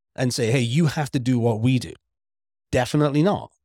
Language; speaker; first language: English; native; English